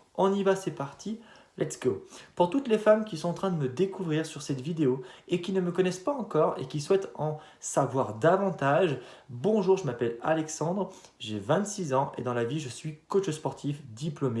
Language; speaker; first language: French; native; French